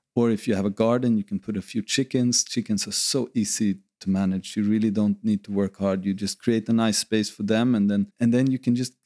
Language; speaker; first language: English; non-native, fluent; Swedish